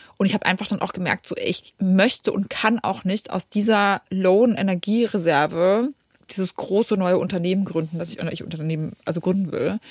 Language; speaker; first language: German; early bilingual, other home language; Polish